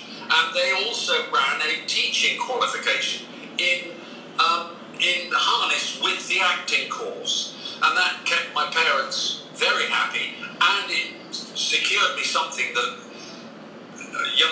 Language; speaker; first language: English; native; English